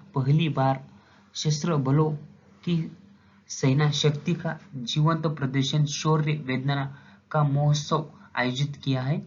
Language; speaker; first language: Hindi; non-native, local second language; Marathi